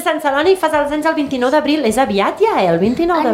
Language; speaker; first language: Catalan; native; Catalan